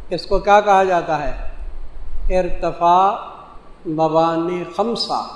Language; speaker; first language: Urdu; non-native, local second language; Saraiki